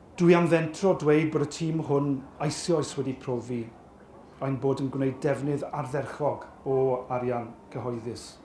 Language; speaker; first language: Welsh; native; Welsh